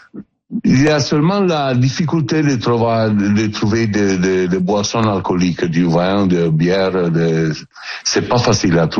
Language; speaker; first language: French; non-native, learner; Italian